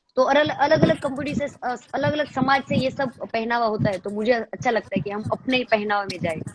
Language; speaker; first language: Hindi; non-native, local second language; Gujarati